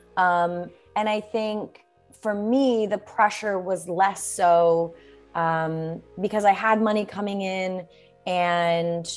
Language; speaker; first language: English; native; English